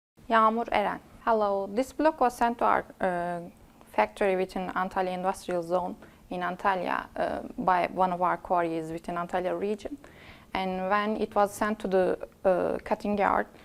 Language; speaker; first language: English; non-native, fluent; Turkish